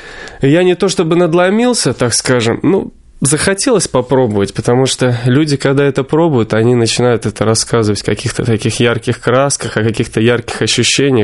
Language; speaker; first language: Russian; native; Russian